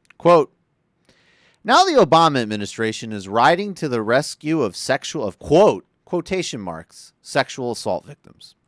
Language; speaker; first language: English; native; English